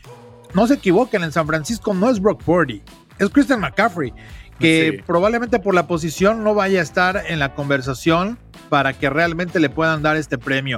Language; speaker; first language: Spanish; native; Spanish